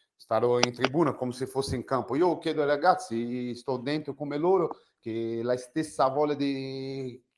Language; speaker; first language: Italian; non-native, fluent; Portuguese